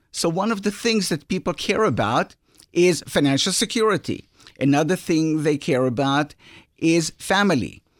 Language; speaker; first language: English; non-native, fluent; Hebrew